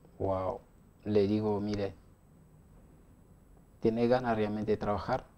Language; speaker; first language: Spanish; non-native, learner; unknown